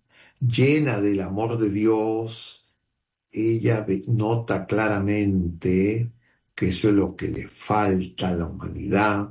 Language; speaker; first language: Spanish; native; Spanish